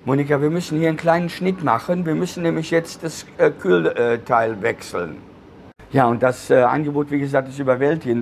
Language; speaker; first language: German; native; German